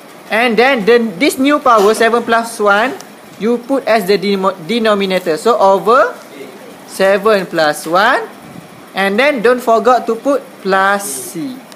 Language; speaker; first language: English; non-native, local second language; Malay